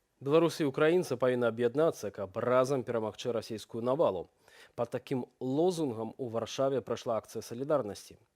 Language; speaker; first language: Belarusian; native; Belarusian